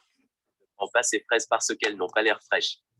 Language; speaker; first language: French; non-native, learner; Vietnamese